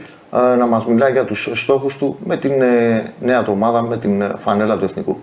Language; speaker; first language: Greek; native; Greek